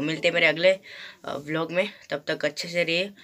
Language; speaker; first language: Hindi; non-native, local second language; Odia